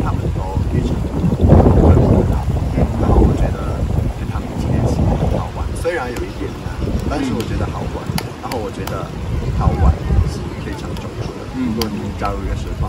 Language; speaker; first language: Chinese; non-native, fluent; English